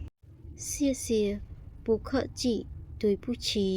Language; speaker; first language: Chinese; non-native, learner; Khmer